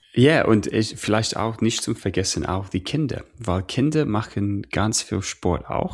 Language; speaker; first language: German; non-native, learner; English